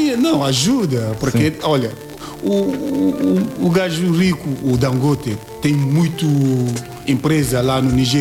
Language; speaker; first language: Portuguese; non-native, learner; Yoruba